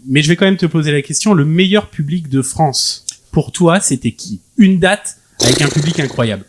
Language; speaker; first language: French; native; French